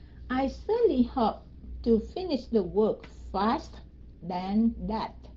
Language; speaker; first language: English; non-native, fluent; Vietnamese